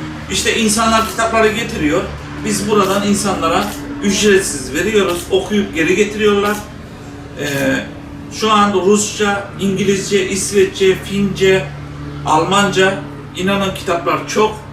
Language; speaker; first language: Turkish; native; Turkish